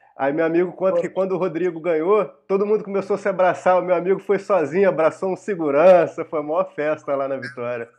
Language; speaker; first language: Portuguese; native; Portuguese